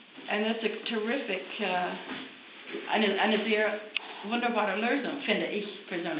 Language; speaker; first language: German; non-native, fluent; English